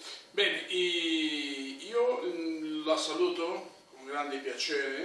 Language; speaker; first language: Italian; non-native, fluent; Spanish